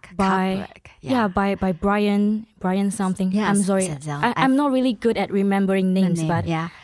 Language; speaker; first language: English; non-native, local second language; Chinese